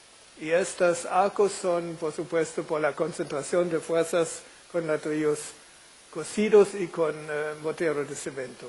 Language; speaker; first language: Spanish; non-native, fluent; German